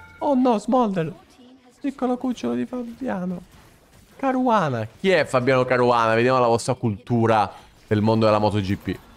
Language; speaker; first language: Italian; native; Italian